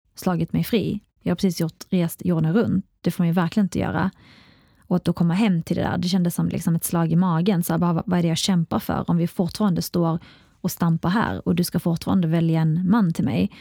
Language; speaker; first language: Swedish; early bilingual, other home language; Arabic